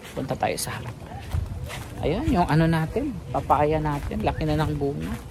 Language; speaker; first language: Filipino; non-native, local second language; Cebuano